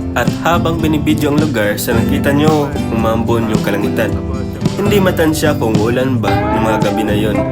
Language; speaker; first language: Filipino; non-native, local second language; Cebuano